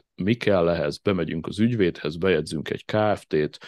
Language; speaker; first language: Hungarian; native; Hungarian